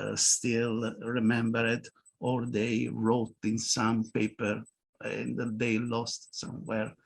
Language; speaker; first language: English; non-native, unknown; Italian